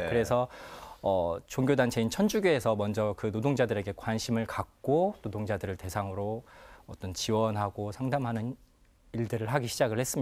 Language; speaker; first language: Korean; native; Korean